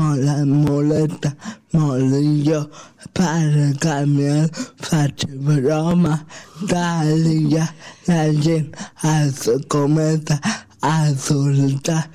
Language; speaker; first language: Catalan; non-native, local second language; Spanish